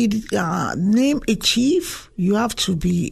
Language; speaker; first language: English; non-native, local second language; Yoruba